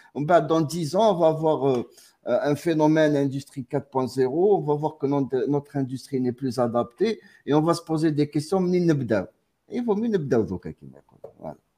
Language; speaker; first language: French; non-native, local second language; Arabic